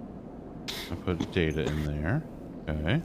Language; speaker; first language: English; native; English